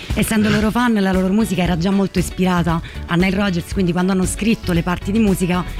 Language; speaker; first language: Italian; native; Italian